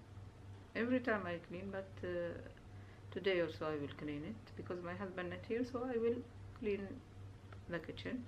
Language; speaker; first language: English; non-native, learner; Urdu